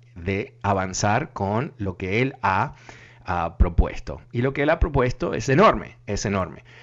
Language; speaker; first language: Spanish; early bilingual, heritage; Spanish